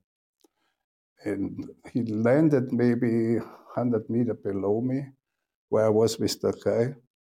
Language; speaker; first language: English; non-native, fluent; German